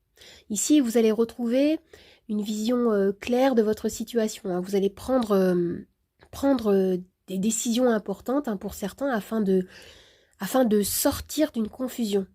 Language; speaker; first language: French; native; French